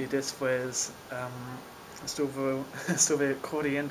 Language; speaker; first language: Spanish; non-native, learner; English